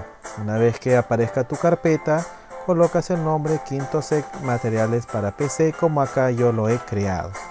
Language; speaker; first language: Spanish; native; Spanish